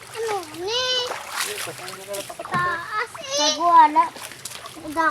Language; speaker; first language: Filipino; non-native, local second language; Hiligaynon